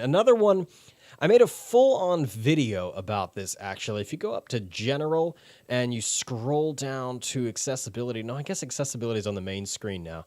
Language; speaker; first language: English; native; English